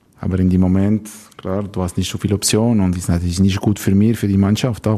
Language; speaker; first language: German; non-native, local second language; French